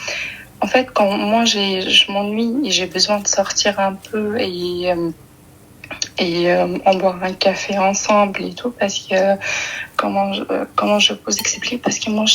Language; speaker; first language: French; native; French